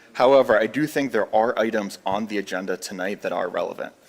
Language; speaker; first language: English; native; English